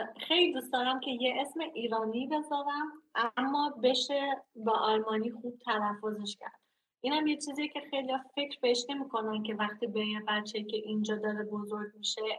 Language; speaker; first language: Persian; early bilingual, heritage; Persian